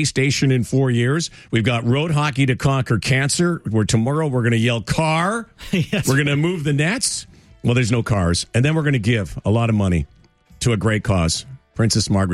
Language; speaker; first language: English; native; English